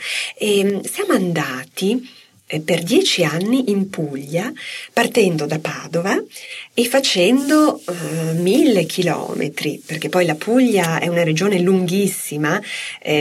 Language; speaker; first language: Italian; native; Italian